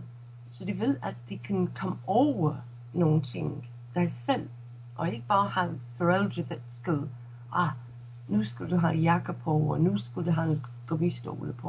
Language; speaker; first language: Danish; non-native, fluent; English